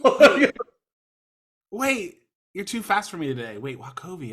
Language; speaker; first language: English; native; English